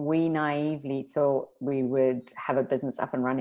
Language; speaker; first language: English; native; English